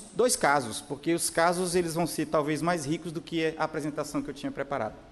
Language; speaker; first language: Portuguese; native; Portuguese